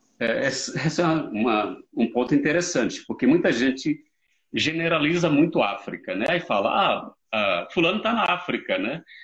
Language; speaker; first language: Portuguese; native; Portuguese